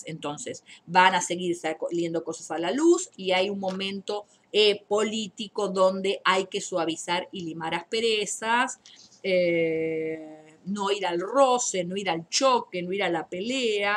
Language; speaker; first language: Spanish; native; Spanish